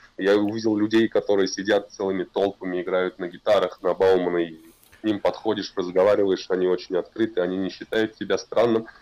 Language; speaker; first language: Russian; non-native, local second language; Tatar